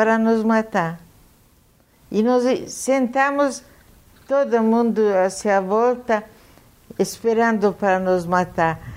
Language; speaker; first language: Portuguese; non-native, fluent; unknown